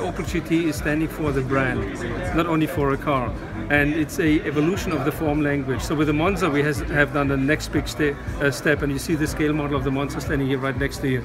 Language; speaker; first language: English; non-native, fluent; German